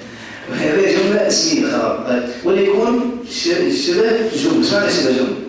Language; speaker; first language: Arabic; native; Arabic